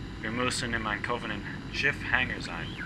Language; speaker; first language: German; non-native, learner; English